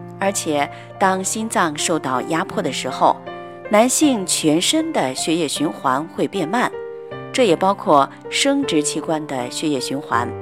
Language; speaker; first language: Chinese; native; Chinese